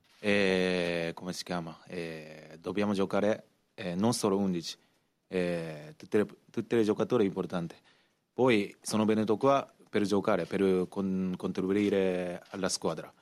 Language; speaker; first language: Italian; non-native, learner; Japanese